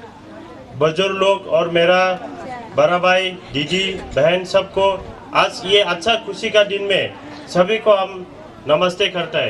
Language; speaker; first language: Hindi; non-native, local second language; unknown